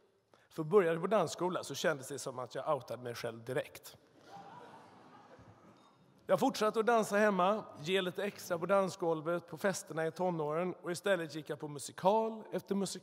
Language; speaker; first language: Swedish; native; Swedish